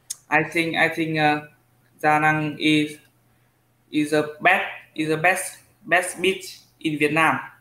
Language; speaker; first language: English; non-native, learner; Vietnamese